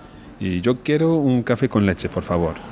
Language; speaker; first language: Spanish; non-native, fluent; English